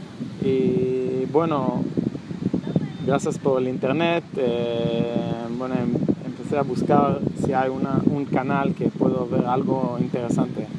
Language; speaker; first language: Spanish; non-native, learner; Hebrew